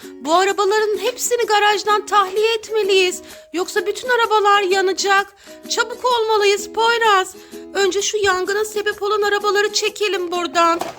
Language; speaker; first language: Turkish; native; Turkish